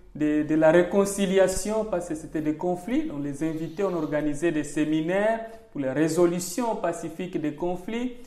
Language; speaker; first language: French; non-native, local second language; Swahili